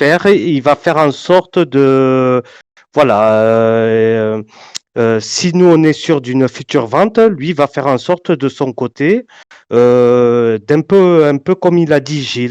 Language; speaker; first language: French; native; French